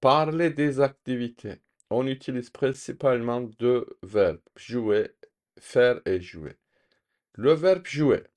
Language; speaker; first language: French; non-native, fluent; Turkish